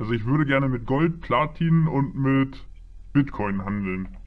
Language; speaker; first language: German; native; German